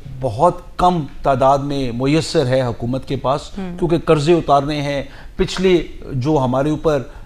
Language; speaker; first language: Urdu; non-native, local second language; Punjabi